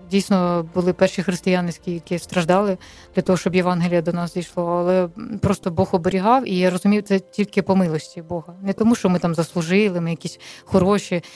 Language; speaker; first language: Ukrainian; non-native, local second language; Russian